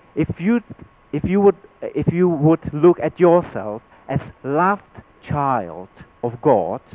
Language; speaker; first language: English; non-native, fluent; Czech